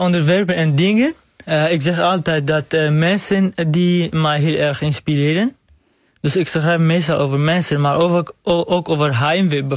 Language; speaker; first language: Dutch; non-native, fluent; Arabic